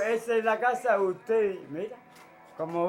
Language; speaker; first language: Spanish; native; Spanish